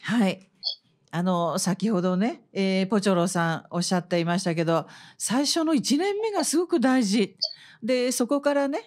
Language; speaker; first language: Japanese; native; Japanese